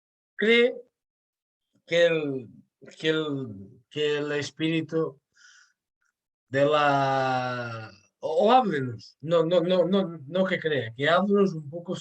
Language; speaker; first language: Spanish; non-native, fluent; Portuguese